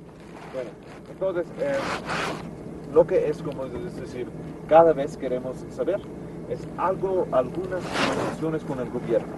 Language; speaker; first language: Spanish; non-native, fluent; English